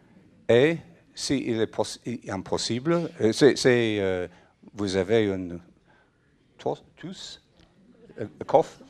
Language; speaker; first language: French; non-native, fluent; English